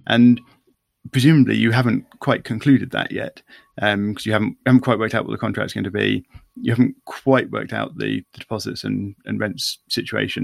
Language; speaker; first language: English; native; English